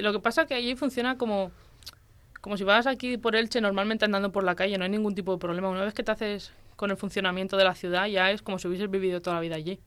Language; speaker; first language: Spanish; native; Spanish